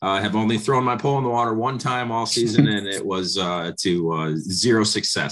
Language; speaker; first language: English; native; English